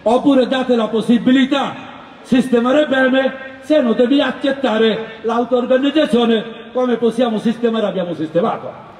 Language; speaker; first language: Italian; non-native, learner; Bangla